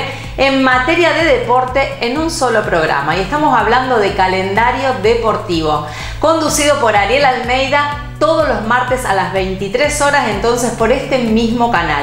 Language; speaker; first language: Spanish; native; Spanish